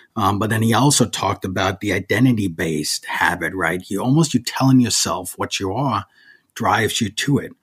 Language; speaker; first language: English; early bilingual, other home language; German